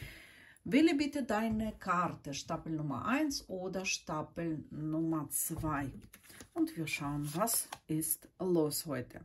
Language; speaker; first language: German; non-native, fluent; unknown